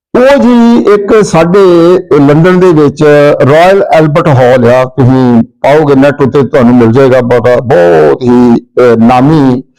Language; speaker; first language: Punjabi; native; Punjabi